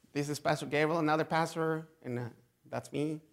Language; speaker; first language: English; non-native, fluent; Spanish